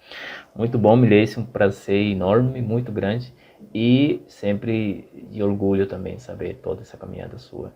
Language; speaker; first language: Portuguese; non-native, fluent; Spanish